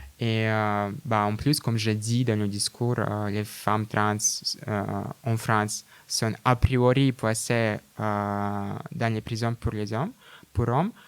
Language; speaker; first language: French; non-native, fluent; Russian